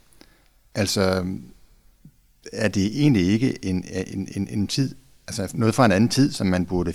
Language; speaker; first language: Danish; native; Danish